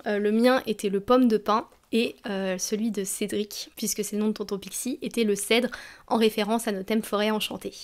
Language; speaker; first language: French; native; French